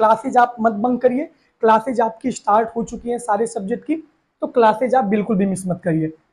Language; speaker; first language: Hindi; native; Hindi